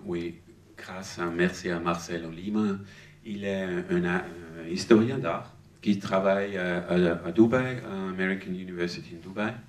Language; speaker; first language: French; non-native, learner; German